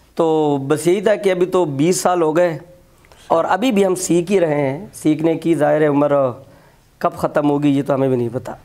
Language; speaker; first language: Urdu; non-native, local second language; Pashto